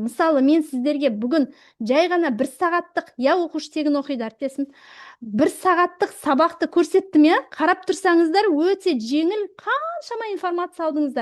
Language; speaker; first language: Kazakh; native; Kazakh